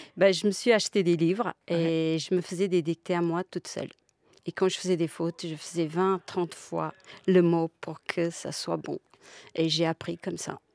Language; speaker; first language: French; non-native, fluent; Portuguese